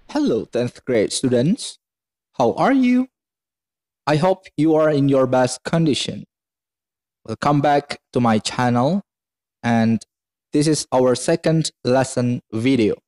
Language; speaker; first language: English; non-native, learner; Indonesian